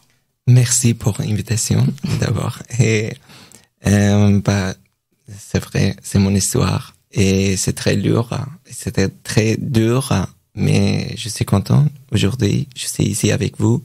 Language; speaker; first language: French; non-native, learner; Persian